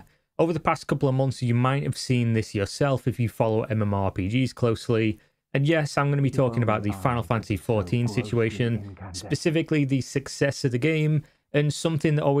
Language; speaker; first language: English; native; English